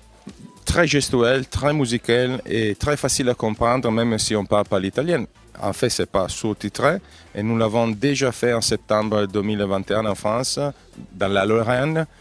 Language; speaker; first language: French; non-native, fluent; Italian